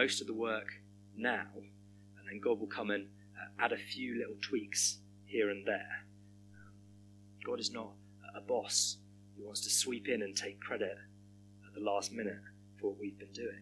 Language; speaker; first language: English; native; English